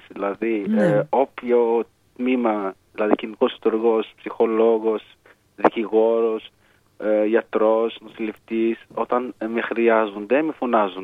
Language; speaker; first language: Greek; non-native, fluent; Arabic